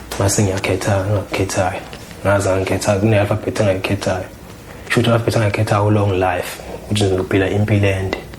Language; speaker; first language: Zulu; native; Zulu